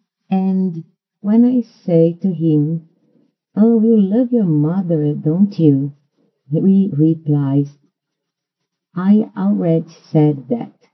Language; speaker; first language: English; non-native, fluent; Portuguese